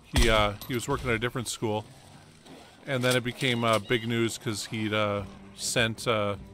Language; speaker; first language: English; native; English